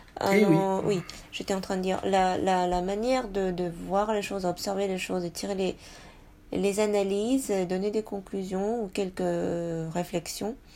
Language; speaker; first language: French; non-native, fluent; Japanese